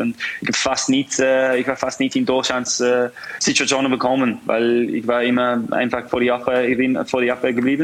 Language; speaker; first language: German; non-native, fluent; English